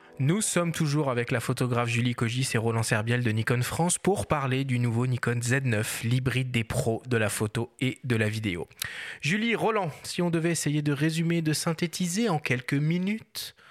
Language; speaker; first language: French; native; French